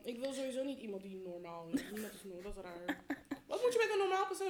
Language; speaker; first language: Dutch; early bilingual, heritage; Dutch